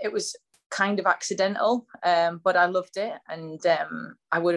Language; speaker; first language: English; native; English